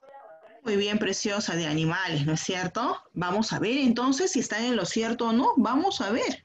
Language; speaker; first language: Spanish; native; Spanish